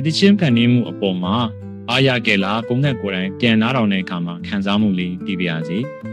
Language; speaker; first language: Burmese; native; Burmese